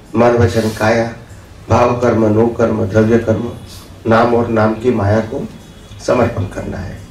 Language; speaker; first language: Hindi; non-native, local second language; Gujarati